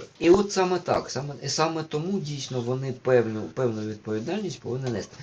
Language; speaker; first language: Ukrainian; non-native, local second language; Russian